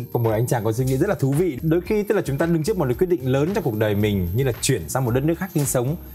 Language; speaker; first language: Vietnamese; native; Vietnamese